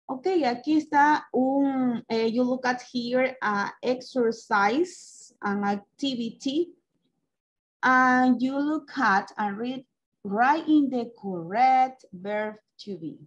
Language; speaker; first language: English; non-native, local second language; Spanish